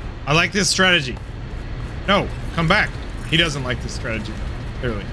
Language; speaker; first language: English; native; English